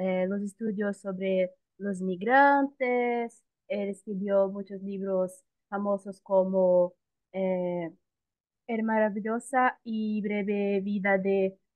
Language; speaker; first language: Spanish; non-native, learner; Portuguese